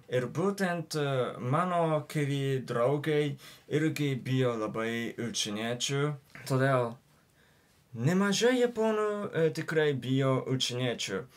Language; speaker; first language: Lithuanian; non-native, learner; Japanese